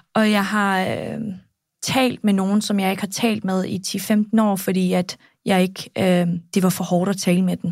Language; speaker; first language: Danish; early bilingual, other home language; Kurdish